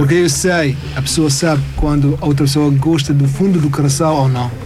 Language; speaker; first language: Portuguese; non-native, learner; Arabic